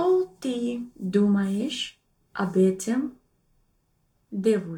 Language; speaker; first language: Russian; non-native, learner; English